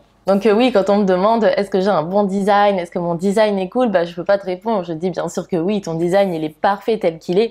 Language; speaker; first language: French; native; French